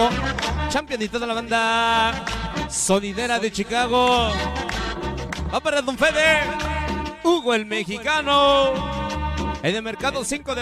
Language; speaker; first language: Spanish; native; Spanish